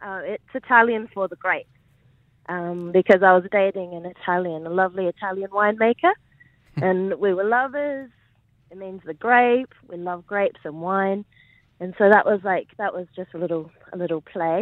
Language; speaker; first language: English; native; English